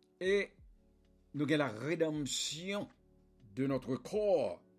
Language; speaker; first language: French; non-native, local second language; Haitian Creole